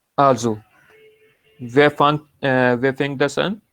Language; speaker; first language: German; non-native, fluent; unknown